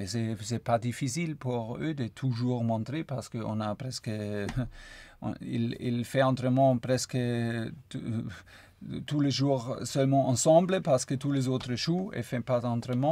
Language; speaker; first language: French; non-native, fluent; German